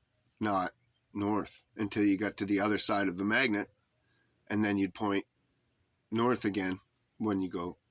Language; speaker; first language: English; native; English